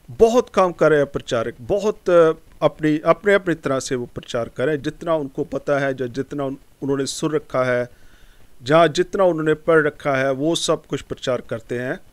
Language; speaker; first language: Hindi; non-native, local second language; Punjabi